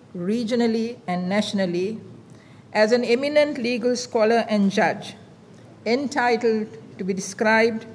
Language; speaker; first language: English; non-native, local second language; Sinhala